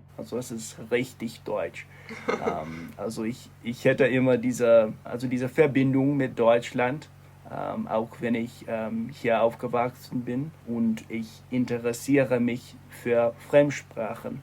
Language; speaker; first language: German; non-native, fluent; English